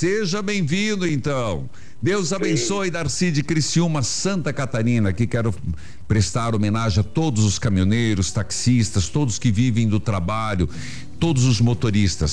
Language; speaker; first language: Portuguese; native; Portuguese